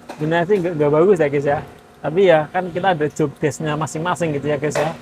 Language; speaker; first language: Indonesian; native; Indonesian